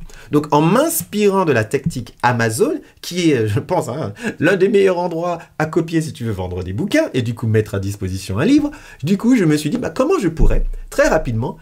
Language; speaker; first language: French; native; French